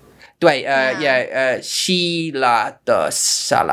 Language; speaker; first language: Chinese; non-native, learner; English